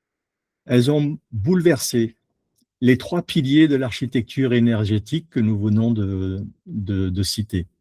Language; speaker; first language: French; native; French